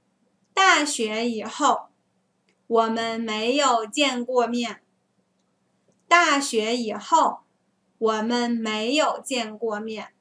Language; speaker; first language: Chinese; non-native, learner; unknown